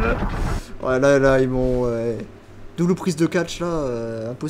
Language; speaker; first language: French; native; French